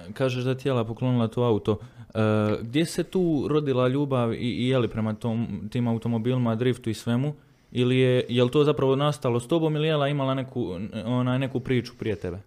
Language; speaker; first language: Croatian; native; Croatian